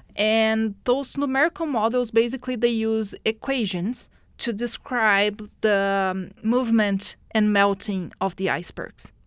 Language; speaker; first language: English; non-native, fluent; Portuguese